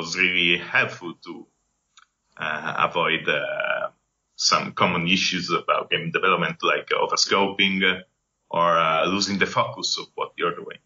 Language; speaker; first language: English; non-native, fluent; Italian